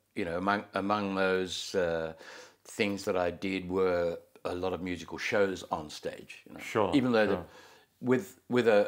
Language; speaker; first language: English; native; English